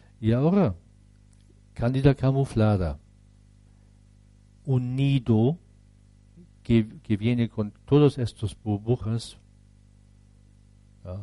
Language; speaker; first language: Spanish; non-native, fluent; German